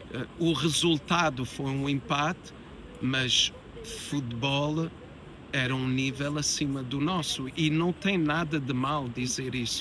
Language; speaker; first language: Portuguese; early bilingual, heritage; English